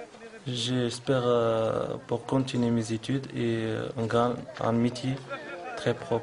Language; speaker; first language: French; non-native, learner; Arabic